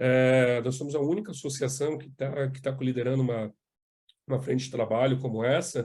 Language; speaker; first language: Portuguese; native; Portuguese